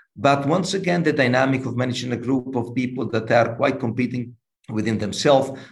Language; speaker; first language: English; non-native, fluent; Italian